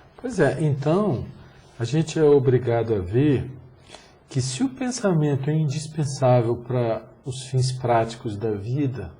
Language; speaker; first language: Portuguese; native; Portuguese